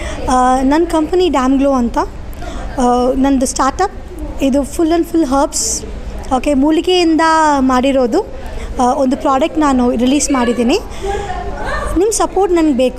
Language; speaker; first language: Kannada; non-native, local second language; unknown